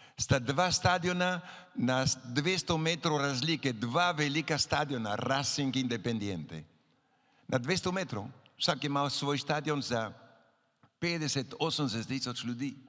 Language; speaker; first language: Slovenian; early bilingual, heritage; Slovenian